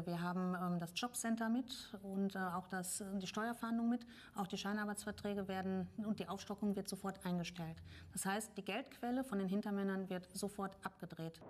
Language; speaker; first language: German; native; German